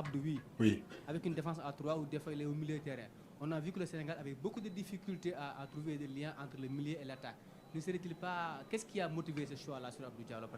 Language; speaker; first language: French; non-native, local second language; Wolof